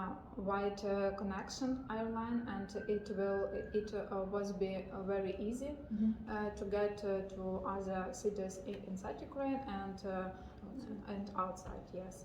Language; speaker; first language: English; non-native, learner; Ukrainian